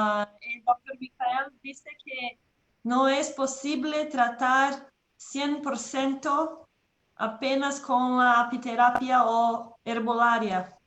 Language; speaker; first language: Spanish; non-native, learner; Portuguese